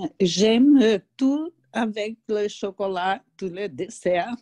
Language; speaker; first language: French; non-native, learner; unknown